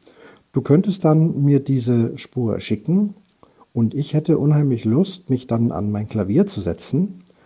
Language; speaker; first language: German; native; German